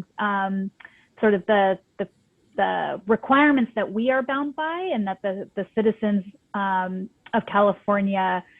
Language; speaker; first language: English; native; English